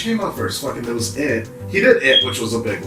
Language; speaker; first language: English; native; English